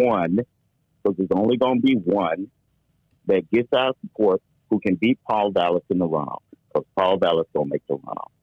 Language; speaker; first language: English; native; English